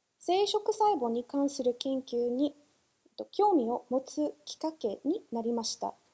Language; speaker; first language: Japanese; non-native, fluent; English